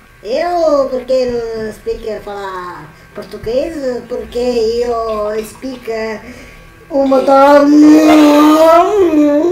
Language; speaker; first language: Portuguese; non-native, learner; Italian